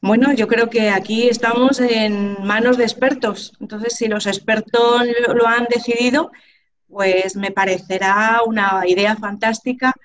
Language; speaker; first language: Spanish; native; Spanish